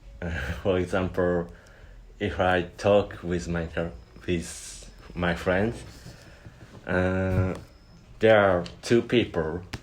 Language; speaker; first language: English; non-native, learner; Japanese